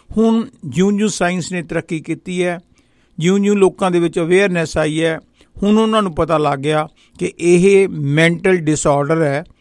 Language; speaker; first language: Punjabi; native; Punjabi